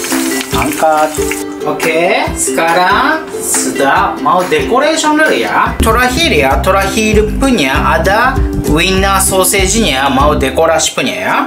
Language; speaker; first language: Indonesian; non-native, learner; Japanese